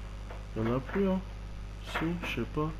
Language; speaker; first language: French; native; French